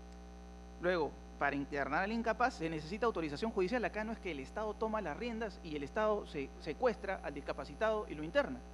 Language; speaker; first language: Spanish; native; Spanish